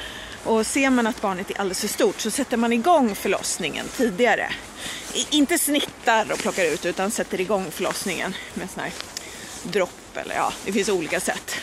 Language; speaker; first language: Swedish; native; Swedish